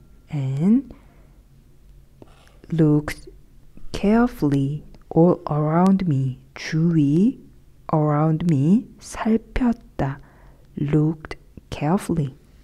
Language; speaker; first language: English; non-native, fluent; Korean